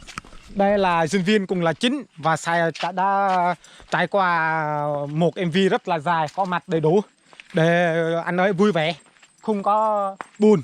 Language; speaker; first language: Vietnamese; non-native, local second language; Jarai